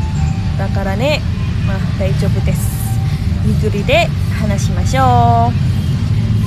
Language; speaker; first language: Japanese; non-native, learner; Indonesian